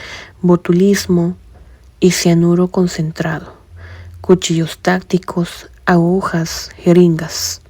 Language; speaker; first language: Spanish; native; Spanish